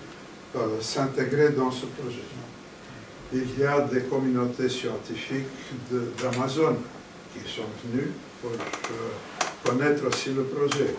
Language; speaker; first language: French; non-native, fluent; Romanian